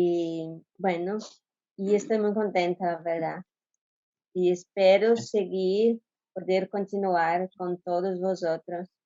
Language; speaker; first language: Spanish; non-native, fluent; Portuguese